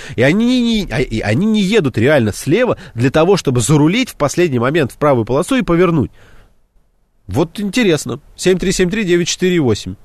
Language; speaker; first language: Russian; native; Russian